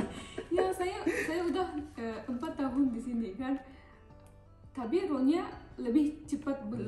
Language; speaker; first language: Indonesian; non-native, learner; Turkish